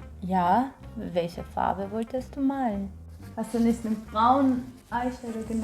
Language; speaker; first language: German; non-native, learner; Korean